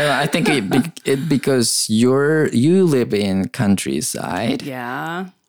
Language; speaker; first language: English; non-native, learner; Japanese